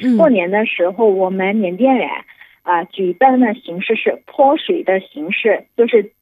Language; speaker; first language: Chinese; non-native, fluent; Burmese